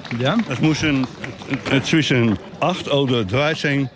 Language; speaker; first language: German; non-native, learner; Dutch